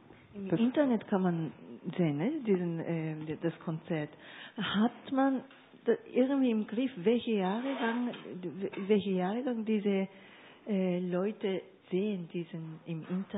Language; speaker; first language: German; non-native, learner; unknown